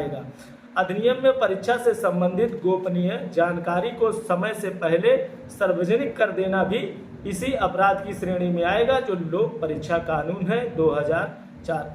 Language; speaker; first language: Hindi; native; Hindi